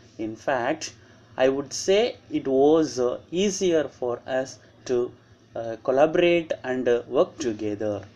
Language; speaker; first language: English; non-native, local second language; Tamil